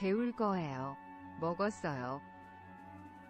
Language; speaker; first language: Korean; non-native, learner; English